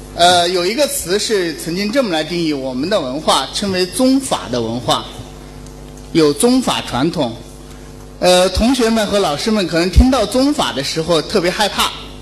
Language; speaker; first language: Chinese; native; Chinese